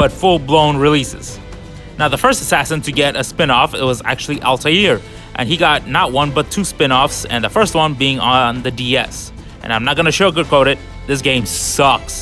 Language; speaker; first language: English; native; English